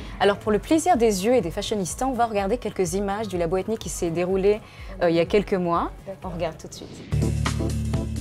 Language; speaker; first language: French; native; French